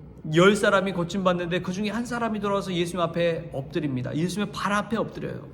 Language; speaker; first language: Korean; native; Korean